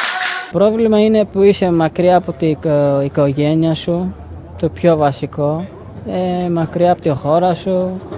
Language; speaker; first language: Greek; non-native, fluent; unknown